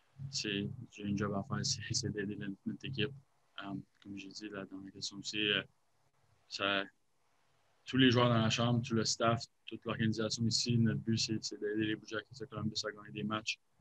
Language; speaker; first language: French; native; French